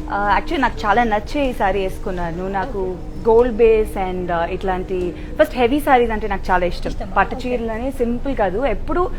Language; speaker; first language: Telugu; non-native, local second language; Tamil